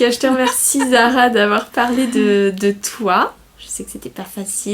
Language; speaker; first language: French; native; French